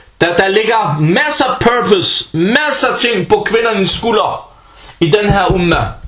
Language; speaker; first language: Danish; early bilingual, other home language; Arabic